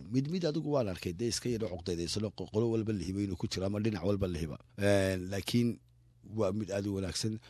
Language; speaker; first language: Somali; native; Somali